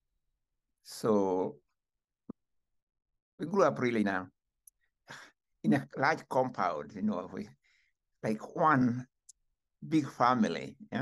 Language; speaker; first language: English; non-native, local second language; Kikuyu